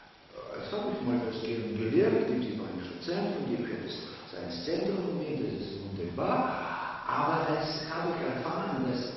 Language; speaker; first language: German; non-native, learner; Russian